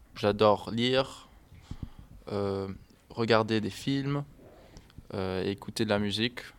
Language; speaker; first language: French; non-native, fluent; English